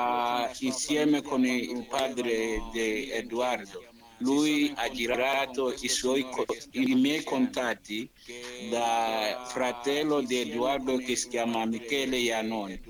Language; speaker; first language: Italian; non-native, learner; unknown